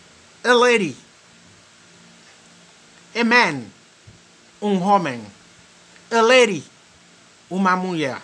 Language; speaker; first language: Portuguese; non-native, fluent; French